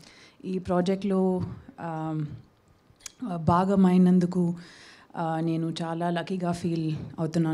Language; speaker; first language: Telugu; non-native, local second language; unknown